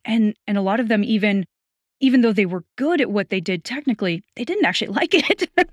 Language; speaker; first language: English; native; English